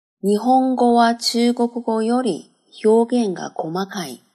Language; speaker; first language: Japanese; non-native, fluent; Chinese